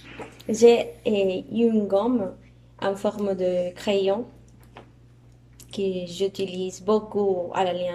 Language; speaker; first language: French; non-native, learner; Spanish